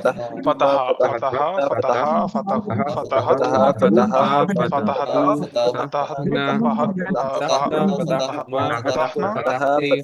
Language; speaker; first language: Arabic; non-native, learner; Urdu